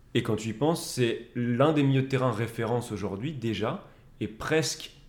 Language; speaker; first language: French; native; French